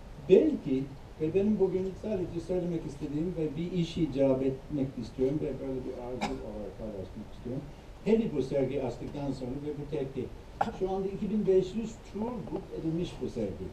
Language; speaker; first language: Turkish; non-native, fluent; English